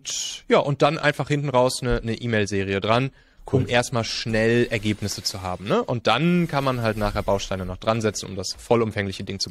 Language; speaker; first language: German; native; German